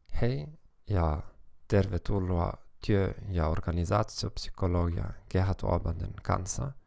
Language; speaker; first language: Finnish; non-native, learner; German